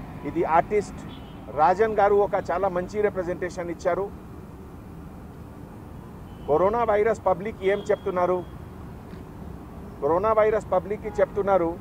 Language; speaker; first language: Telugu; non-native, local second language; Hindi